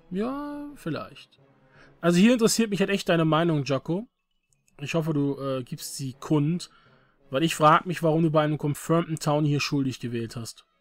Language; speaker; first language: German; native; German